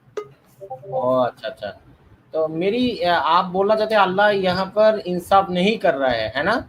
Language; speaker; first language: Hindi; non-native, learner; Bangla